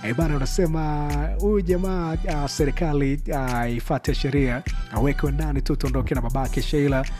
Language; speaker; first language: Swahili; native; Swahili